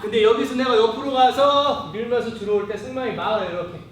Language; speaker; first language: Korean; early bilingual, heritage; Korean